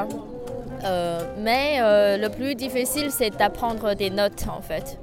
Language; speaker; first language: French; non-native, fluent; Chinese